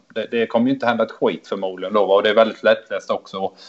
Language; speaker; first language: Swedish; native; Swedish